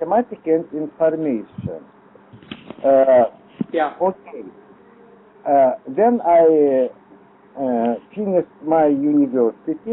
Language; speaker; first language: English; non-native, learner; Lithuanian